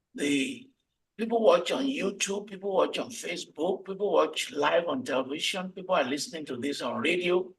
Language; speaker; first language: English; non-native, local second language; Yoruba